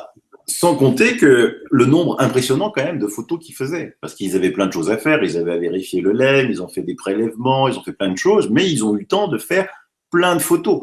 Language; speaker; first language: French; native; French